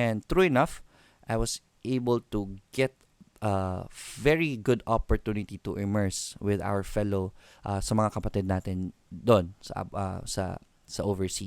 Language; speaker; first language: Filipino; native; Filipino